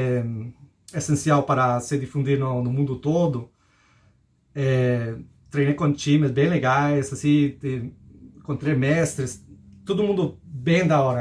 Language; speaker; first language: Portuguese; non-native, fluent; Spanish